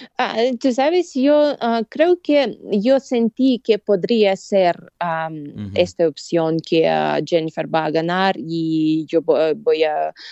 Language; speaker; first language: Spanish; non-native, fluent; Russian